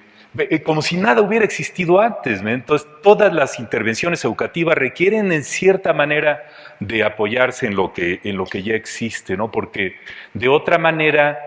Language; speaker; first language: Spanish; native; Spanish